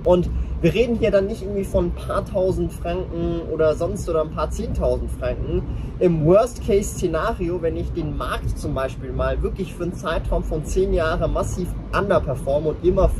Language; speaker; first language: German; native; German